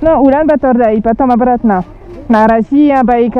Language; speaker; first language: Russian; non-native, learner; French